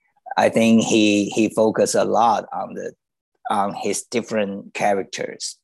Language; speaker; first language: English; non-native, learner; Chinese